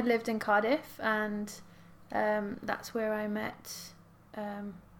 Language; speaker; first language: English; native; English